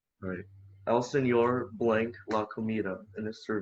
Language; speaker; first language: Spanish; non-native, learner; English